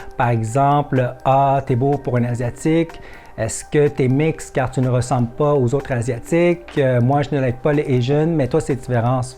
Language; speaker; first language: French; early bilingual, other home language; Vietnamese